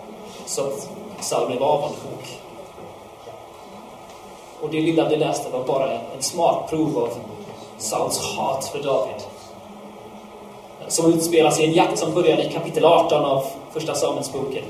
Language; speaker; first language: Swedish; non-native, fluent; English